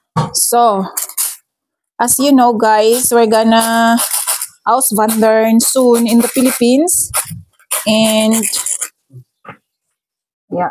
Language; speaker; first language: English; non-native, local second language; Filipino